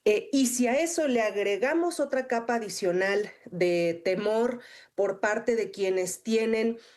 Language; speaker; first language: Spanish; native; Spanish